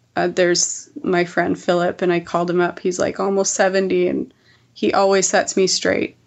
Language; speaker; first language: English; native; English